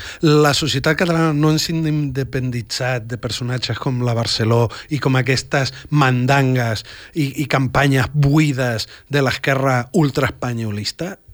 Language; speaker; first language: Catalan; non-native, fluent; Spanish